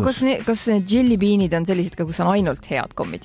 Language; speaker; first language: Estonian; native; Estonian